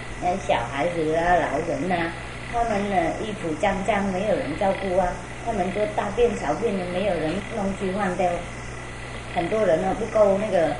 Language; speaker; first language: Chinese; non-native, fluent; Vietnamese